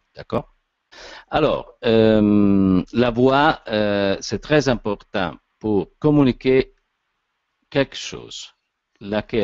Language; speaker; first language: French; non-native, learner; Italian